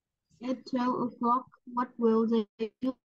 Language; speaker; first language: English; non-native, learner; Vietnamese